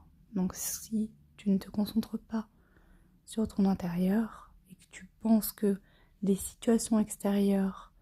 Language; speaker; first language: French; native; French